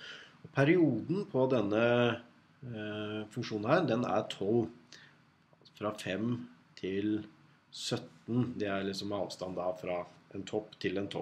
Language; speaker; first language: Norwegian; native; Norwegian